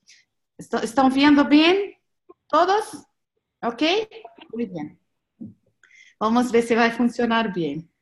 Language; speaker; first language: Spanish; non-native, learner; Portuguese